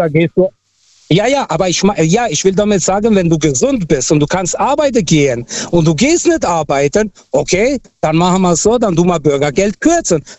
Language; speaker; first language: German; non-native, fluent; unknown